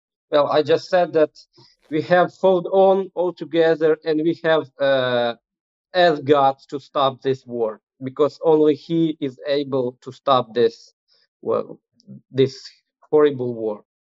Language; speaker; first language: English; non-native, fluent; Ukrainian